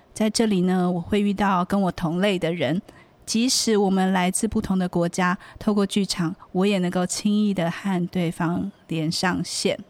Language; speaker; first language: Chinese; native; Chinese